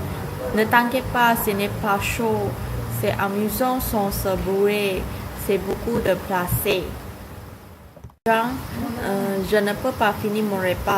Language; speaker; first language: French; non-native, learner; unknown